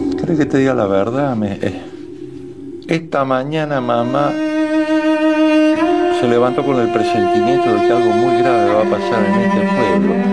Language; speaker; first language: Spanish; native; Spanish